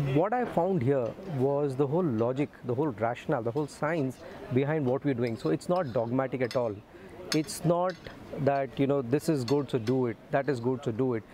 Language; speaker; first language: English; non-native, local second language; Hindi